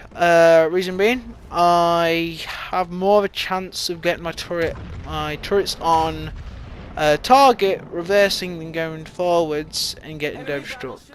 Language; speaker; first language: English; native; English